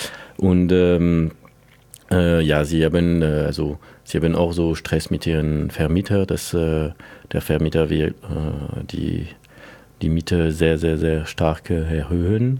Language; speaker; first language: German; non-native, fluent; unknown